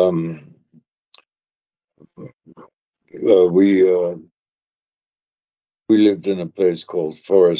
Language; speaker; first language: English; native; English